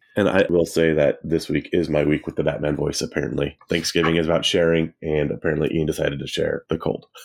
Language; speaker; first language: English; native; English